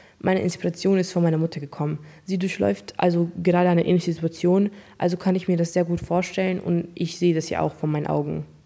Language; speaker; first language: German; early bilingual, other home language; Turkish